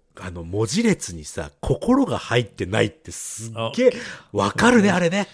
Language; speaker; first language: Japanese; native; Japanese